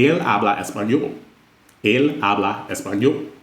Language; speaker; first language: Spanish; non-native, fluent; English